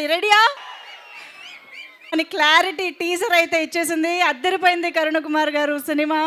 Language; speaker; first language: Telugu; native; Telugu